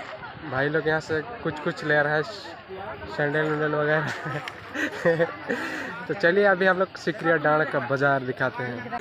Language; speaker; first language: Hindi; non-native, local second language; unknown